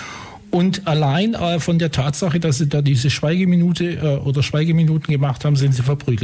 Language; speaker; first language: German; native; German